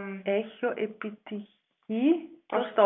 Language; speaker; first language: Greek; non-native, fluent; German